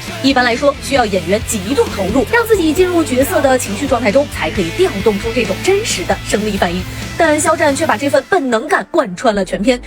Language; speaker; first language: Chinese; native; Chinese